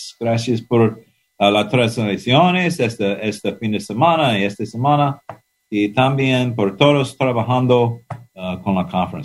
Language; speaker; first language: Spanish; non-native, learner; English